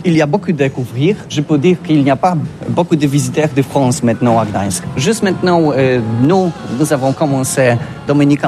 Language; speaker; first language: French; non-native, learner; Polish